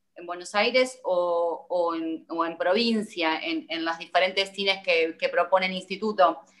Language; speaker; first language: Spanish; native; Spanish